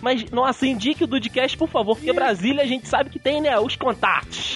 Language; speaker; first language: Portuguese; native; Portuguese